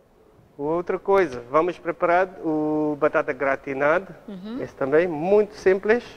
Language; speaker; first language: Portuguese; non-native, learner; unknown